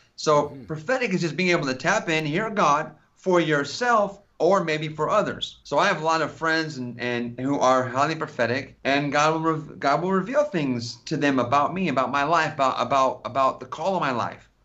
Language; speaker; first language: English; native; English